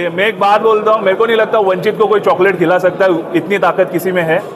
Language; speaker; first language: Hindi; non-native, local second language; Marathi